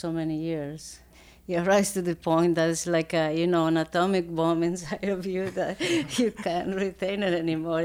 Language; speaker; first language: English; non-native, fluent; Spanish